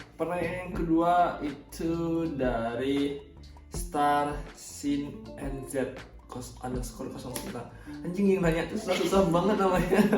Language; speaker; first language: Indonesian; native; Indonesian